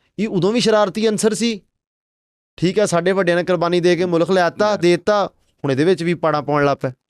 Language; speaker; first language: Punjabi; native; Punjabi